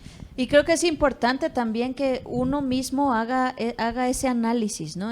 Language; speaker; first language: Spanish; native; Spanish